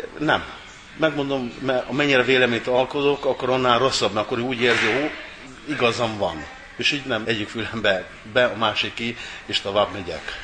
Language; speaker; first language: Hungarian; non-native, fluent; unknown